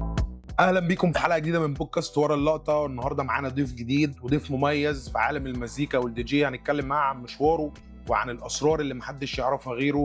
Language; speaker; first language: Arabic; native; Arabic